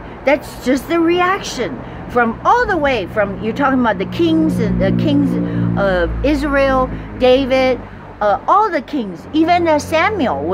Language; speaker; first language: English; non-native, fluent; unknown